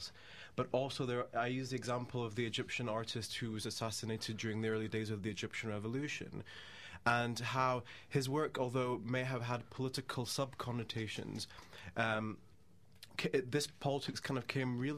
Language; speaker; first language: English; native; English